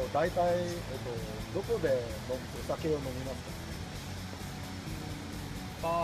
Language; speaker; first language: Japanese; non-native, learner; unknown